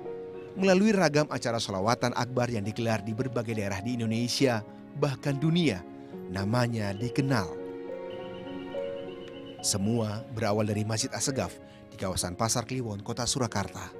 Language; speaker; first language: Indonesian; native; Indonesian